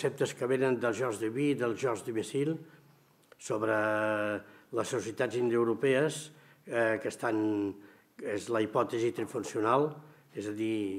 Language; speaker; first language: Catalan; native; Catalan